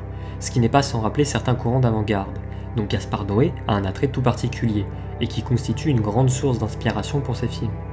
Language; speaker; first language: French; native; French